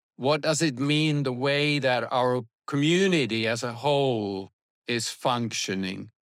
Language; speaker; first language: English; non-native, fluent; Finnish